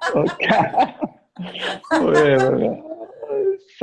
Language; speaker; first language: French; non-native, fluent; Persian